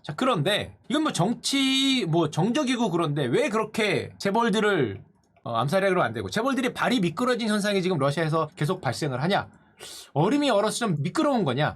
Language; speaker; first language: Korean; native; Korean